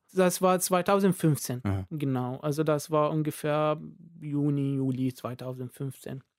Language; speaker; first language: German; non-native, fluent; Arabic